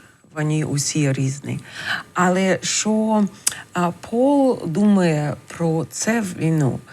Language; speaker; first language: Ukrainian; non-native, learner; English